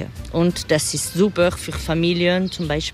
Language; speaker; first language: German; non-native, fluent; French